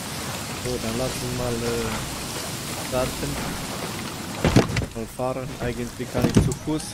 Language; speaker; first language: German; non-native, fluent; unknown